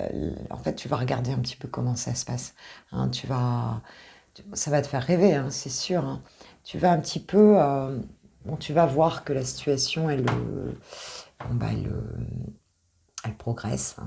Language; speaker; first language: French; native; French